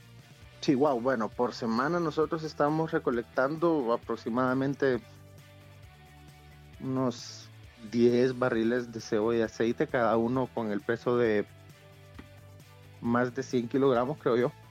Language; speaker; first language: Spanish; native; Spanish